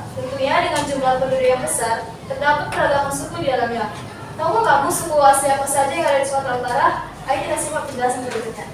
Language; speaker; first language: Indonesian; native; Indonesian